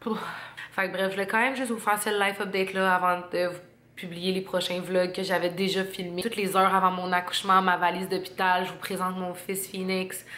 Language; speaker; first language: French; native; French